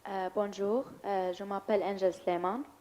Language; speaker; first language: French; non-native, learner; Arabic